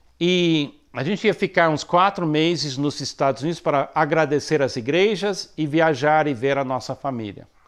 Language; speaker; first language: Portuguese; non-native, fluent; English